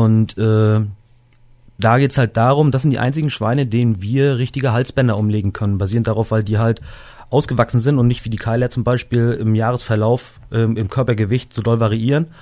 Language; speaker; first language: German; native; German